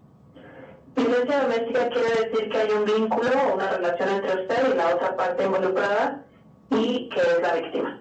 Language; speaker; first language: Spanish; native; Spanish